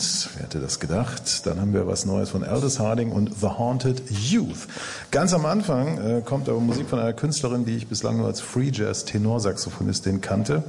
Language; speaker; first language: German; native; German